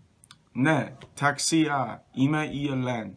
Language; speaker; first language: Greek; non-native, learner; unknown